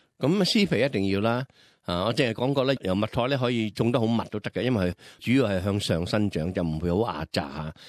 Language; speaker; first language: Cantonese; native; Cantonese